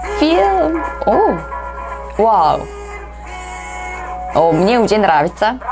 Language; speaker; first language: Russian; non-native, learner; Korean